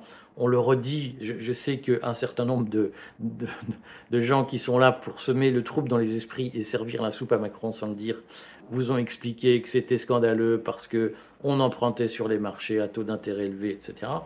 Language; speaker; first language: French; native; French